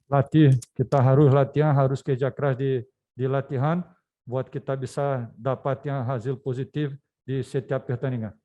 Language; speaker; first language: Indonesian; non-native, fluent; Dutch